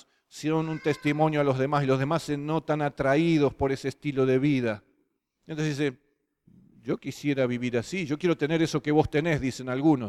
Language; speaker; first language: Spanish; native; Spanish